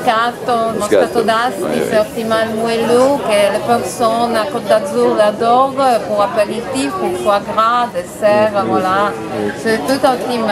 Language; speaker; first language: French; non-native, learner; Italian